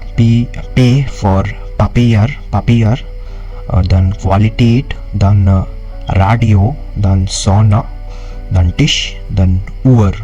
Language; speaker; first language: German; non-native, learner; Marathi